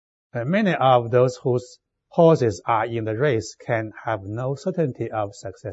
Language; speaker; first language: English; non-native, fluent; Chinese